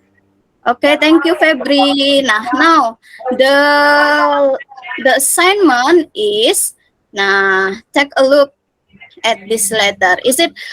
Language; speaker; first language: English; non-native, fluent; Indonesian